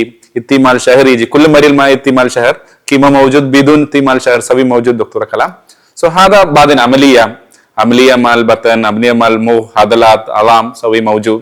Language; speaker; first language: Arabic; non-native, learner; Malayalam